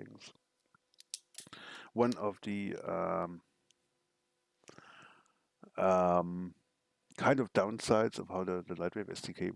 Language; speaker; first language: English; non-native, fluent; German